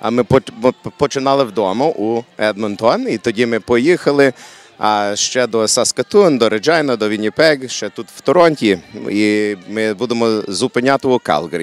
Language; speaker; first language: Ukrainian; early bilingual, heritage; English